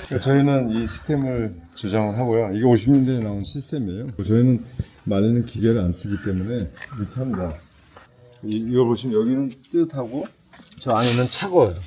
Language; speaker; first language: Korean; early bilingual, heritage; Korean